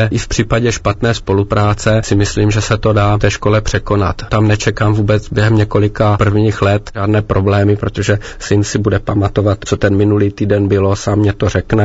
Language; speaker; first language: Czech; native; Czech